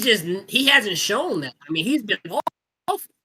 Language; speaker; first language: English; native; English